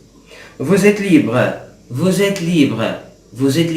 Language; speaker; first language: French; non-native, fluent; Arabic